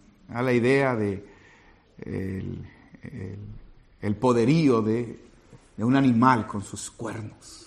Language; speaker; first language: Spanish; native; Spanish